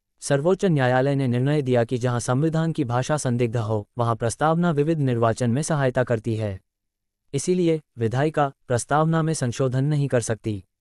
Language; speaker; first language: Hindi; native; Hindi